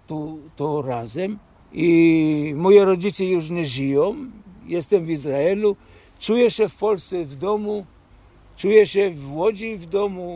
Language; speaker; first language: Polish; early bilingual, heritage; Polish